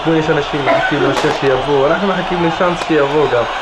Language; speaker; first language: Hebrew; non-native, local second language; Arabic